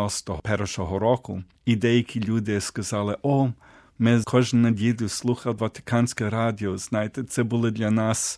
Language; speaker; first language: Ukrainian; early bilingual, heritage; Ukrainian